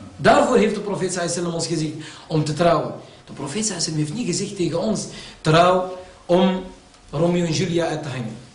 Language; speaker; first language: Dutch; early bilingual, other home language; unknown